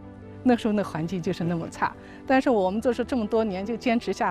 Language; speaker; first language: Chinese; native; Chinese